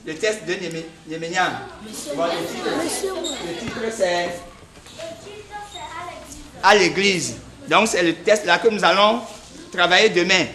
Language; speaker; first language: French; native; French